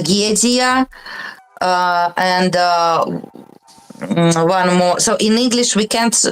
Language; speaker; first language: English; non-native, learner; Russian